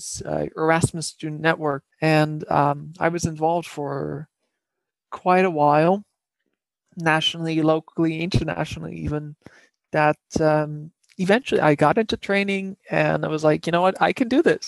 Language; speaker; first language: English; non-native, fluent; Dutch